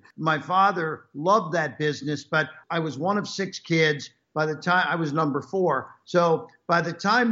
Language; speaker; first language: English; native; English